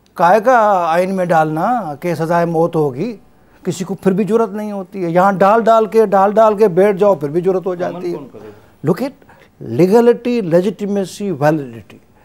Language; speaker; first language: Urdu; non-native, local second language; Sindhi